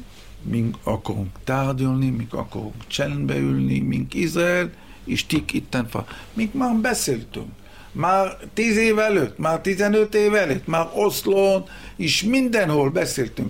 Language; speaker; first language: Hungarian; early bilingual, heritage; Hebrew